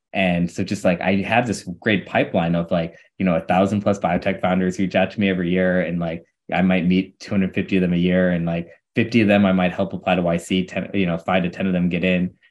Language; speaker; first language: English; native; English